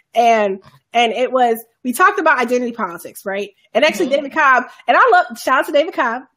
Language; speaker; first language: English; native; English